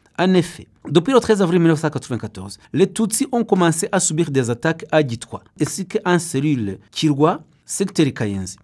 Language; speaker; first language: French; non-native, local second language; Kinyarwanda